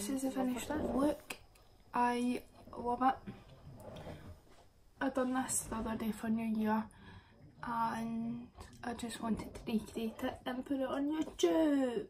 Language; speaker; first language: English; native; English